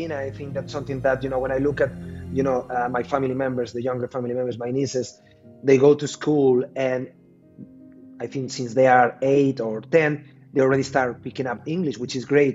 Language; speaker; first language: English; non-native, fluent; Spanish